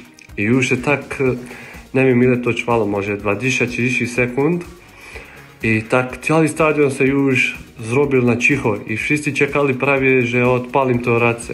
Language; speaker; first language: Polish; non-native, learner; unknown